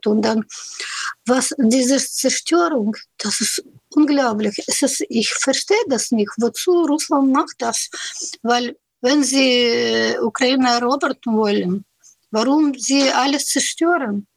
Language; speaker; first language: German; non-native, learner; Russian